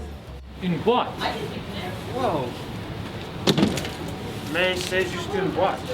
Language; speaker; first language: French; non-native, learner; English